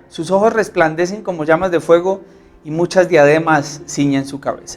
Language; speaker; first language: Spanish; native; Spanish